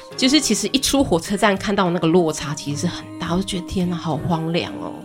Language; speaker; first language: Chinese; native; Chinese